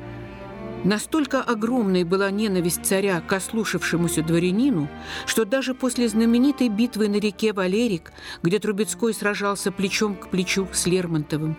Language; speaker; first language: Russian; native; Russian